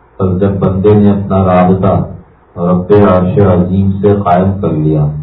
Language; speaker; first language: Urdu; native; Urdu